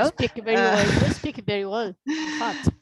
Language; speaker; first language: English; non-native, fluent; Spanish